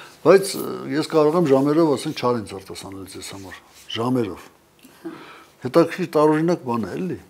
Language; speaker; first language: Armenian; native; Armenian